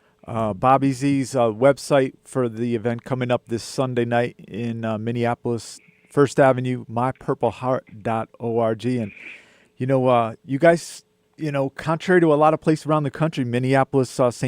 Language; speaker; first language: English; native; English